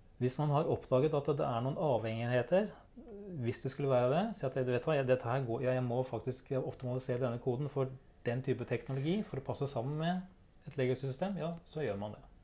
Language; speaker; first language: Norwegian; native; Norwegian